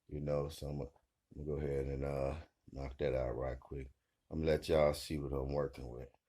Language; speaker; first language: English; native; English